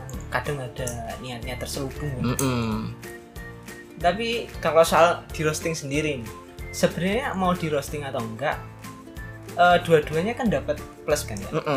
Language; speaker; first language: Indonesian; native; Indonesian